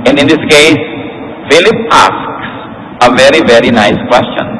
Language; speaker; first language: English; non-native, local second language; Filipino